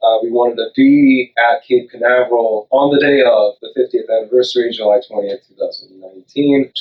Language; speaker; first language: English; non-native, local second language; Sinhala